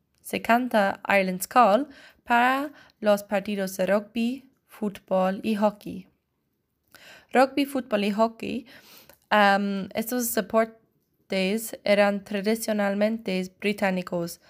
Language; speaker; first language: Spanish; non-native, learner; English